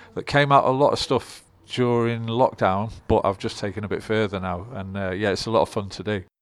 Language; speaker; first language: English; native; English